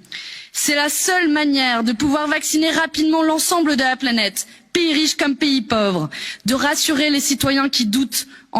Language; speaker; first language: French; native; French